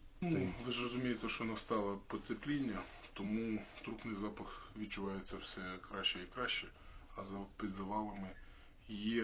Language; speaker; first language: Ukrainian; non-native, local second language; Russian